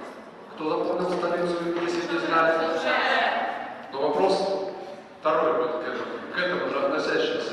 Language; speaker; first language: Russian; native; Russian